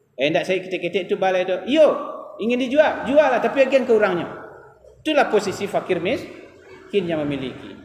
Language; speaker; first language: Malay; non-native, local second language; Minangkabau